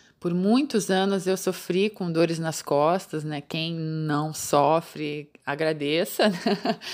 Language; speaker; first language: Portuguese; native; Portuguese